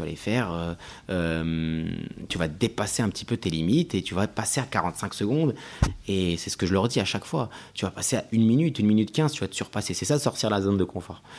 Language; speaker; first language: French; early bilingual, other home language; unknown